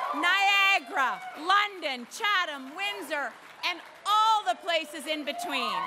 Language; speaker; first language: English; native; English